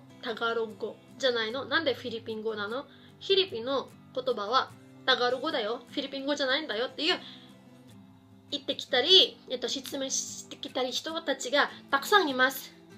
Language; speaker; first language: Japanese; non-native, fluent; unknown